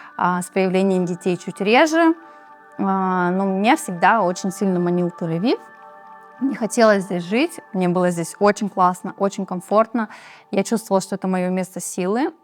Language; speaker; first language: Russian; native; Russian